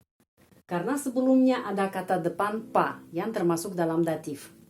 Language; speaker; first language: Indonesian; non-native, fluent; Russian